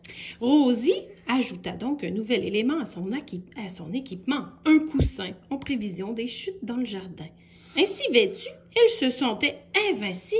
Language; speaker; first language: French; native; French